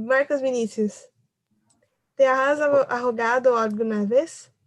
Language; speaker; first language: Spanish; non-native, learner; Portuguese